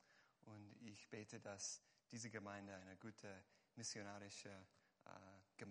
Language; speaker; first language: German; non-native, fluent; Hungarian